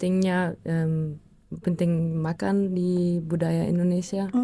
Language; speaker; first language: Indonesian; non-native, learner; German